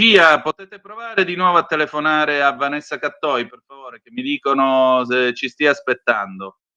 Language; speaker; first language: Italian; native; Italian